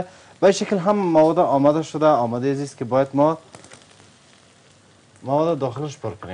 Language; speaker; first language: Persian; native; Persian